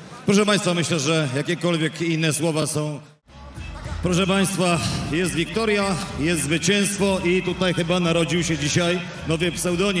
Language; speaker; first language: Polish; native; Polish